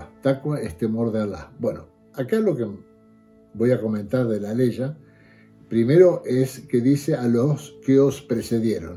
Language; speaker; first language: Spanish; native; Spanish